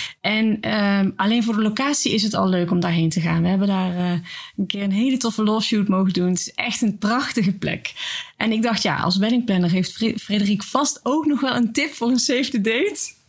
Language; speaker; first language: Dutch; native; Dutch